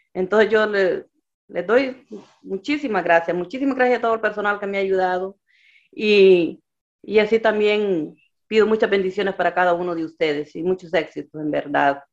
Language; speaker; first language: Spanish; native; Spanish